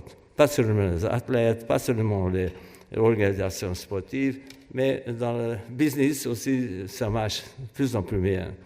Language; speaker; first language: French; non-native, fluent; Hungarian